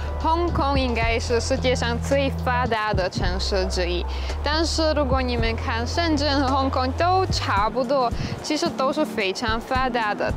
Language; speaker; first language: Chinese; non-native, fluent; Slovak